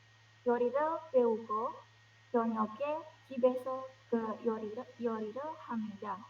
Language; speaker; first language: Korean; non-native, learner; Indonesian